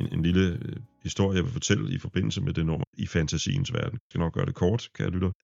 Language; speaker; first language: Danish; native; Danish